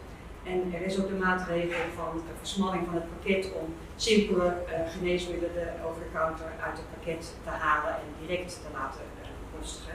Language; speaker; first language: Dutch; non-native, local second language; Papiamento